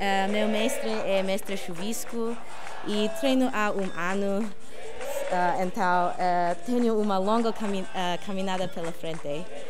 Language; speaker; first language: Portuguese; non-native, learner; English